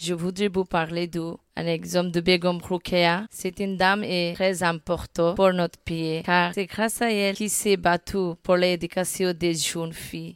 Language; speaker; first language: French; non-native, learner; Bangla